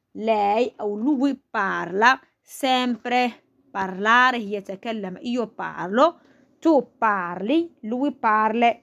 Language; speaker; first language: Italian; non-native, fluent; Arabic